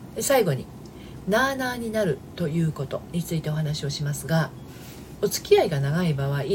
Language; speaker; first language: Japanese; native; Japanese